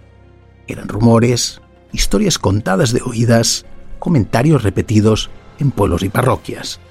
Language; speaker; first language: Spanish; native; Spanish